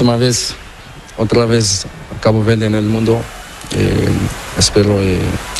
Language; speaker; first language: Spanish; non-native, learner; Portuguese